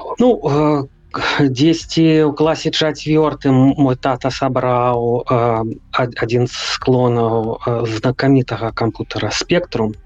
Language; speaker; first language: Belarusian; non-native, local second language; Russian